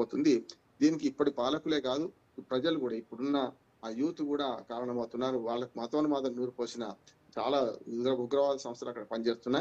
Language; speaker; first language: Telugu; native; Telugu